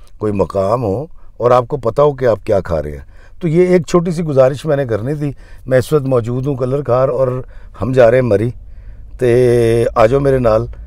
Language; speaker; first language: Urdu; non-native, local second language; Punjabi